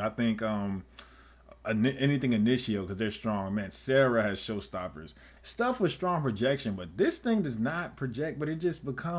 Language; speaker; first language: English; native; English